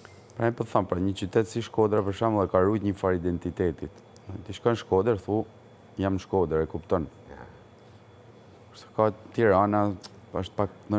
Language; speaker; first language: Albanian; native; Albanian